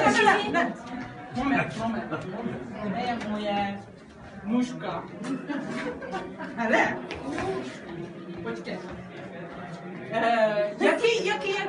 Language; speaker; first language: Czech; non-native, learner; Turkish